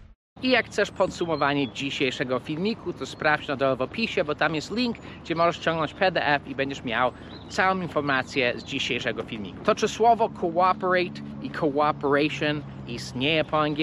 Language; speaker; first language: Polish; non-native, fluent; English